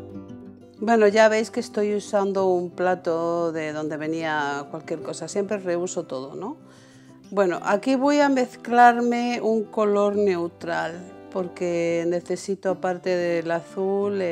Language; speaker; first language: Spanish; native; Spanish